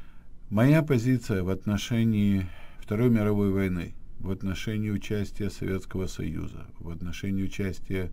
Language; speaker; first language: Russian; native; Russian